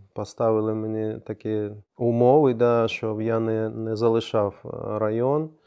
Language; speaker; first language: Ukrainian; non-native, local second language; Crimean Tatar